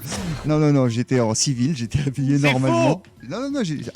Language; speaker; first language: French; native; French